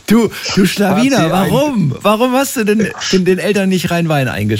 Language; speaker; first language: German; native; German